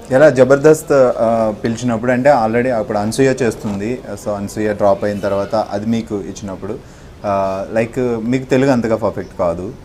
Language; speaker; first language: Telugu; native; Telugu